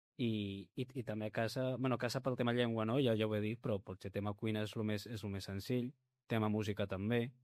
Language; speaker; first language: Catalan; early bilingual, other home language; Spanish